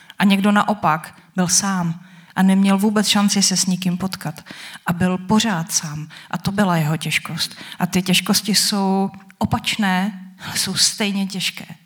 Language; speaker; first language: Czech; native; Czech